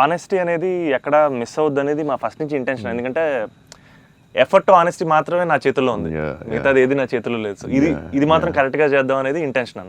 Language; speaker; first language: Telugu; native; Telugu